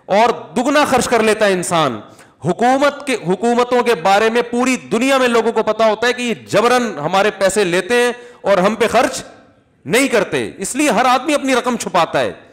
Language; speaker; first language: Urdu; native; Urdu